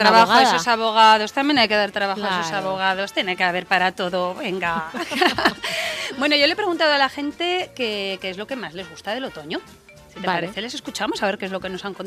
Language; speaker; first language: Spanish; native; Spanish